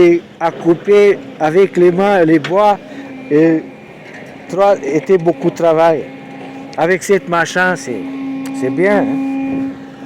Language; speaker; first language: French; non-native, learner; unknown